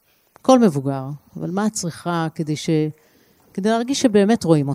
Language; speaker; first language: Hebrew; native; Hebrew